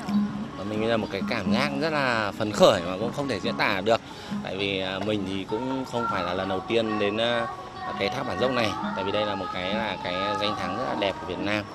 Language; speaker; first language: Vietnamese; native; Vietnamese